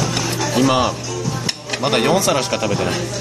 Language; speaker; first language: Japanese; non-native, fluent; Korean